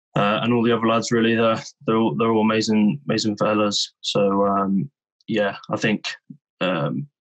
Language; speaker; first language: English; native; English